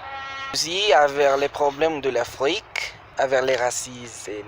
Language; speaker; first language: French; non-native, learner; Spanish